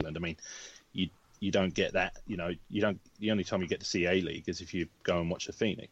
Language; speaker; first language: English; native; English